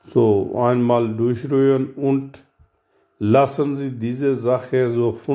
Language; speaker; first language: German; non-native, learner; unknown